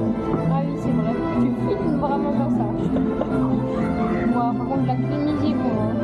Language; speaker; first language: French; native; French